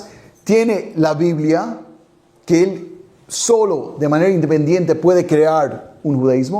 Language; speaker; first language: Spanish; non-native, fluent; English